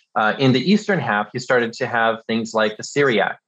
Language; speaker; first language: English; early bilingual, other home language; German